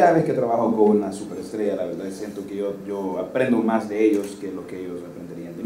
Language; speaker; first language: Spanish; native; Spanish